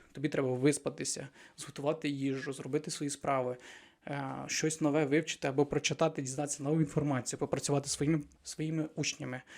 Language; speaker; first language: Ukrainian; non-native, local second language; Russian